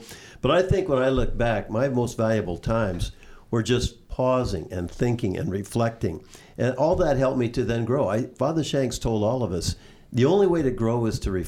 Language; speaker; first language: English; native; English